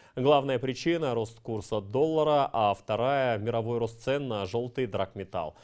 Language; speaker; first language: Russian; non-native, local second language; Kyrgyz